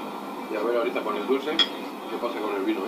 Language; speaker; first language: Spanish; native; Spanish